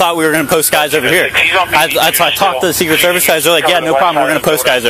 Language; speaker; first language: English; native; English